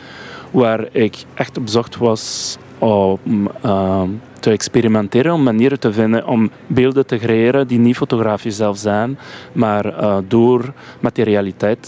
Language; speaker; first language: Dutch; non-native, local second language; French